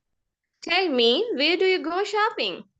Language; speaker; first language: English; non-native, fluent; Urdu